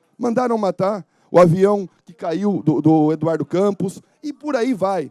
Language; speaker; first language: Portuguese; native; Portuguese